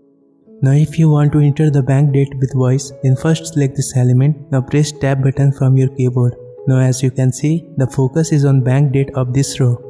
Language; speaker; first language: English; non-native, local second language; Hindi